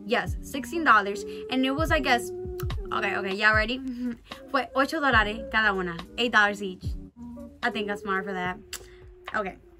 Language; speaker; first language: English; early bilingual, other home language; Spanish